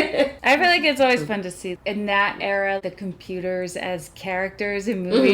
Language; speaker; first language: English; native; English